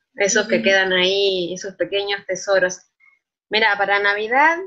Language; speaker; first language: Spanish; native; Spanish